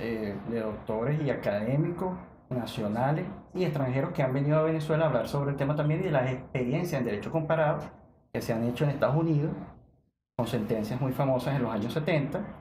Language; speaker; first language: Spanish; native; Spanish